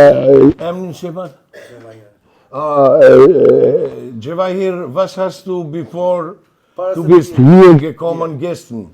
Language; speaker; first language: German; non-native, learner; Albanian